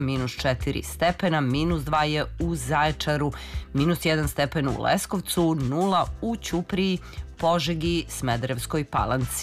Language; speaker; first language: Serbian; native; Serbian